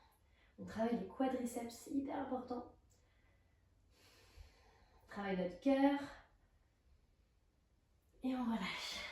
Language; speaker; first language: French; native; French